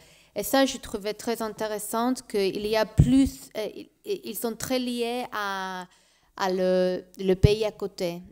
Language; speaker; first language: French; non-native, learner; Spanish